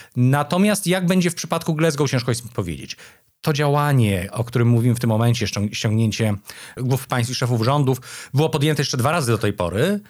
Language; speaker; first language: Polish; native; Polish